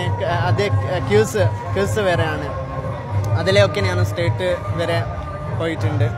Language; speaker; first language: Malayalam; non-native, local second language; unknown